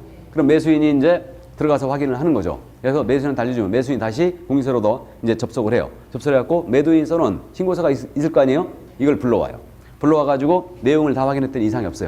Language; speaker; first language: Korean; native; Korean